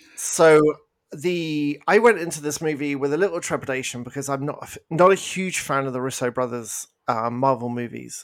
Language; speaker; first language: English; native; English